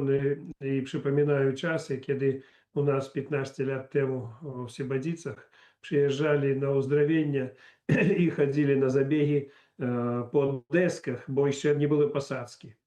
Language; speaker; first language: Polish; non-native, learner; Belarusian